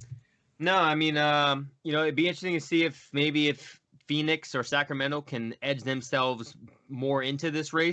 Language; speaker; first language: English; native; English